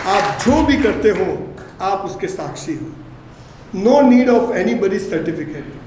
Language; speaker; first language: Hindi; non-native, local second language; Gujarati